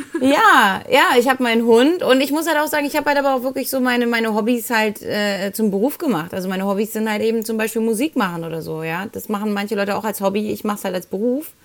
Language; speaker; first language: German; early bilingual, other home language; Spanish